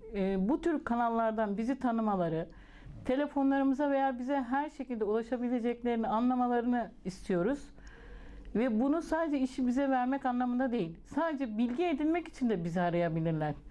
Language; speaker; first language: Turkish; native; Turkish